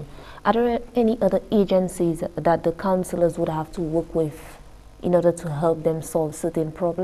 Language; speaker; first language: English; native; English